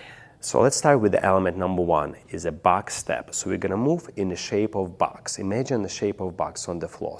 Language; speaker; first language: English; non-native, fluent; Russian